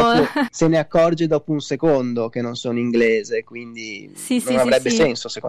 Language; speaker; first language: Italian; native; Italian